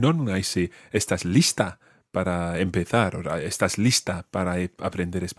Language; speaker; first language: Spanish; non-native, fluent; English